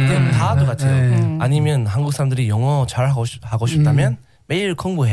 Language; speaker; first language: Korean; non-native, learner; English